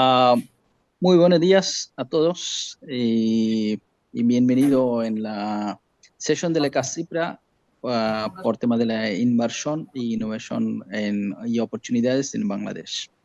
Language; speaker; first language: Spanish; non-native, learner; Bangla